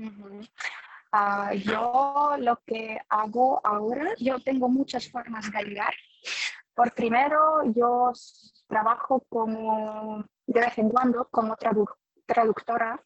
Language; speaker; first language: Spanish; non-native, fluent; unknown